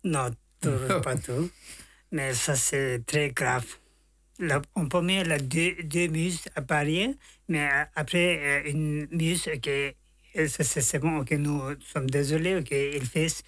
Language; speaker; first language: French; non-native, learner; Tibetan